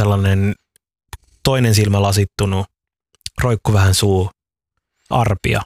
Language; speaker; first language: Finnish; early bilingual, other home language; Somali